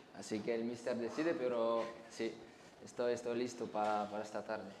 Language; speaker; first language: Spanish; non-native, learner; French